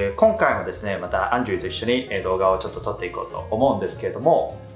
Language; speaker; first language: Japanese; native; Japanese